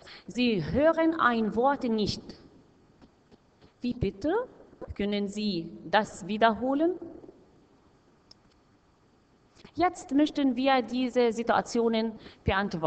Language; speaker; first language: German; non-native, fluent; Arabic